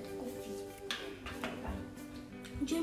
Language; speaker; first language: Dutch; early bilingual, other home language; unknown